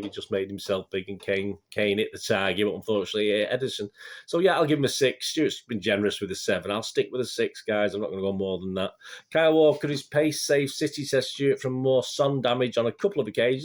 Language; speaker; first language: English; native; English